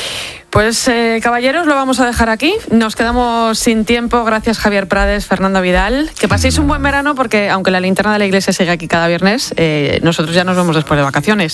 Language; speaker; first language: Spanish; native; Spanish